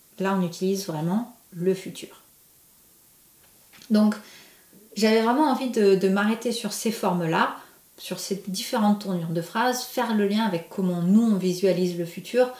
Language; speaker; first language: French; native; French